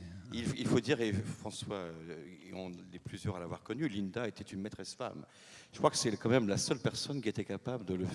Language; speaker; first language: French; native; French